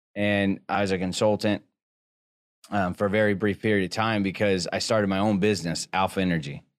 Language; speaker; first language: English; native; English